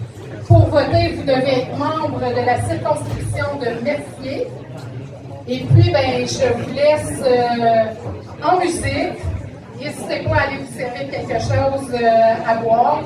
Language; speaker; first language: French; native; French